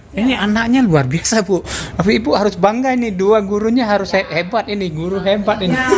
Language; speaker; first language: Indonesian; native; Indonesian